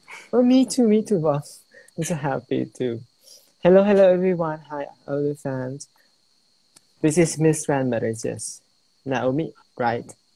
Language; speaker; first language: English; non-native, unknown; Thai